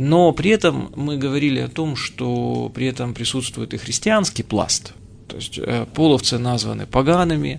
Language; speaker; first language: Russian; native; Russian